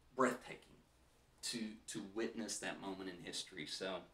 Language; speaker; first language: English; native; English